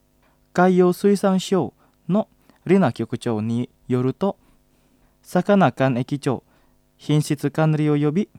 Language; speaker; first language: Japanese; non-native, fluent; Indonesian